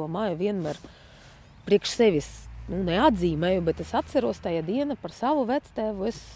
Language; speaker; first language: Latvian; non-native, fluent; Russian